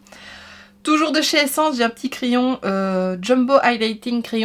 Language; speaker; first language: French; native; French